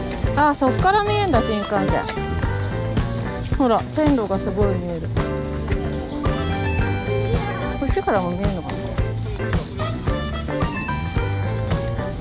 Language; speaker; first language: Japanese; native; Japanese